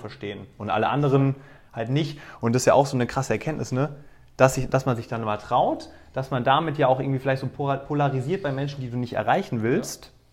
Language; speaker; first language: German; native; German